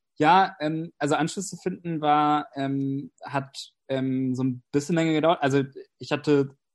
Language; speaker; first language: German; non-native, fluent; English